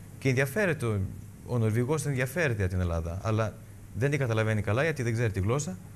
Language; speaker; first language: Greek; early bilingual, heritage; Greek